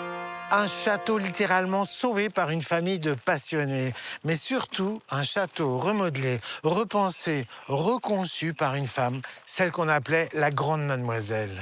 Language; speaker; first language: French; native; French